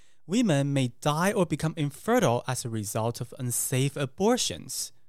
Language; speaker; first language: English; non-native, fluent; Chinese